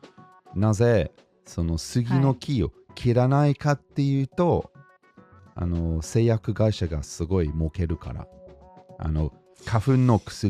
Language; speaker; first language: Japanese; non-native, fluent; English